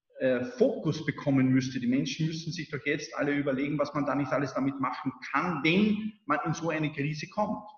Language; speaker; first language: German; native; German